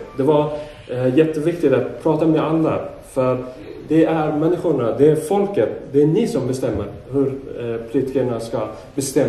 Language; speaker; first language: Swedish; non-native, fluent; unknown